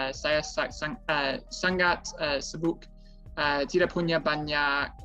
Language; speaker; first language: Indonesian; non-native, learner; English